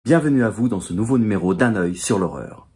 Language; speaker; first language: French; native; French